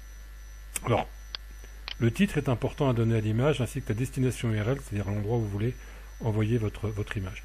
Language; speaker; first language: French; native; French